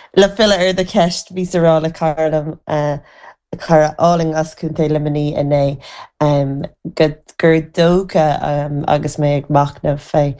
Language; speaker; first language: Irish; native; Irish